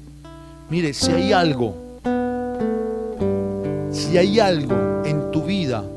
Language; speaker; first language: Spanish; native; Spanish